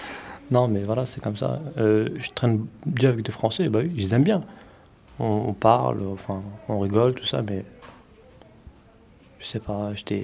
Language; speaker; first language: French; early bilingual, other home language; Arabic